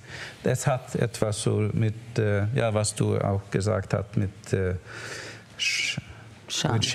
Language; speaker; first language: German; non-native, learner; Swedish